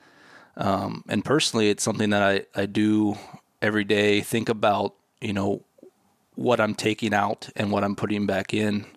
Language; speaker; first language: English; native; English